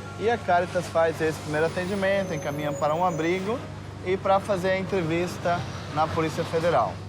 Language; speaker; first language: Portuguese; native; Portuguese